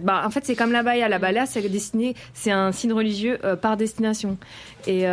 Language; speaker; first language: French; native; French